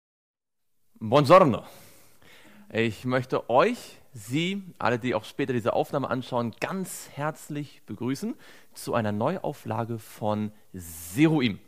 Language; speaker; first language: German; native; German